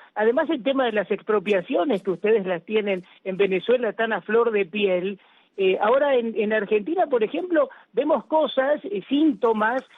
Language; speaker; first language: Spanish; native; Spanish